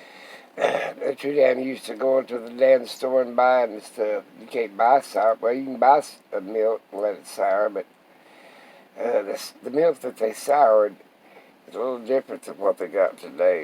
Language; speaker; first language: English; native; English